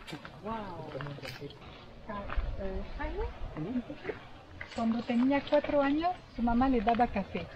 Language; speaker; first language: Spanish; non-native, fluent; French